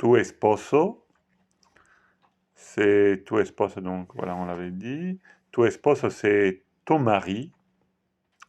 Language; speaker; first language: French; non-native, fluent; Italian